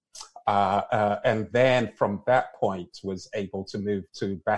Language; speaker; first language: English; native; English